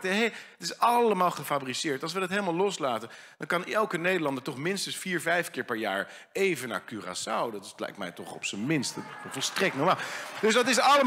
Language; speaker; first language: Dutch; native; Dutch